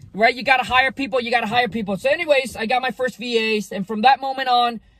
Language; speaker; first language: English; early bilingual, other home language; Vietnamese